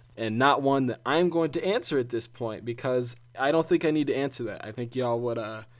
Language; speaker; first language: English; native; English